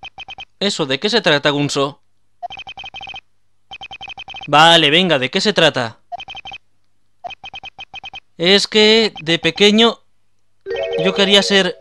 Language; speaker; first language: Spanish; native; Spanish